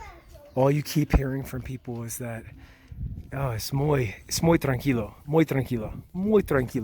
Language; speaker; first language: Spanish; non-native, learner; English